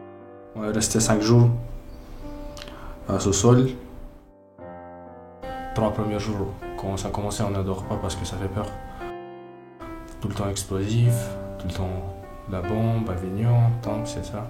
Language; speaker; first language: French; non-native, learner; Ukrainian